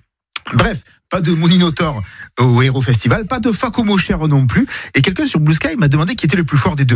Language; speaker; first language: French; native; French